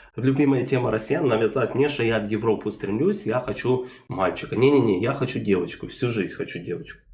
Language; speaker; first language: Russian; native; Russian